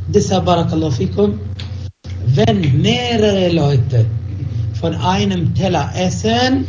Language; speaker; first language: German; non-native, fluent; Arabic